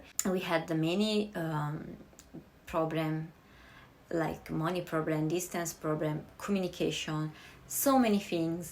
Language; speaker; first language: English; non-native, fluent; Italian